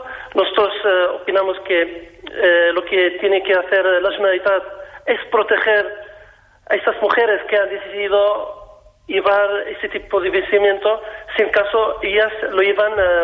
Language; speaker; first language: Spanish; non-native, fluent; Arabic